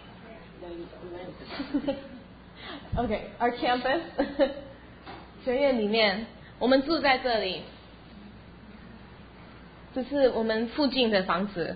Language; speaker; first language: Chinese; early bilingual, heritage; Chinese